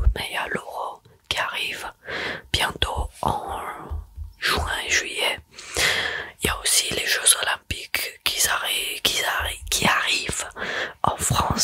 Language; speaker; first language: French; early bilingual, heritage; French